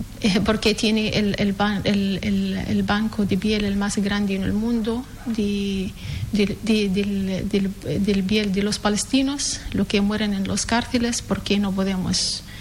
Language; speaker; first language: Spanish; non-native, learner; Arabic